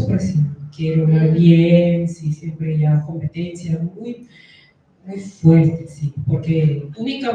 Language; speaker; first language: Spanish; non-native, learner; Korean